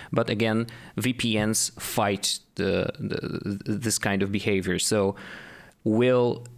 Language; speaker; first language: English; non-native, fluent; Polish